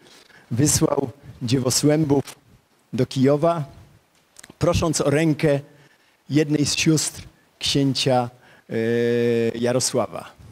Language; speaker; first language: Polish; native; Polish